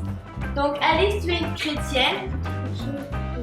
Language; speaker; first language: French; native; French